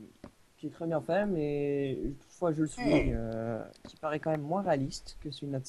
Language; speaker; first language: French; native; French